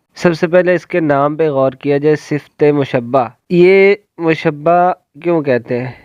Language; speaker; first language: Urdu; non-native, local second language; Punjabi